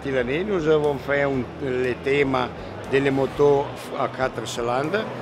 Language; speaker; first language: French; non-native, learner; Italian